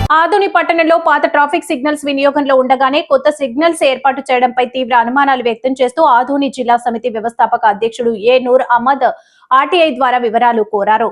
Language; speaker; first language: Telugu; native; Telugu